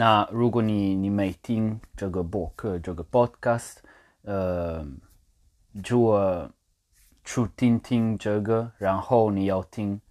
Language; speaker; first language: Chinese; non-native, learner; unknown